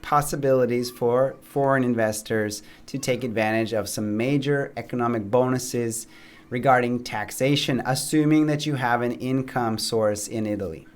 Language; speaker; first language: English; native; English